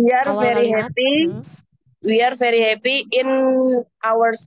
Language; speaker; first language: English; non-native, learner; Indonesian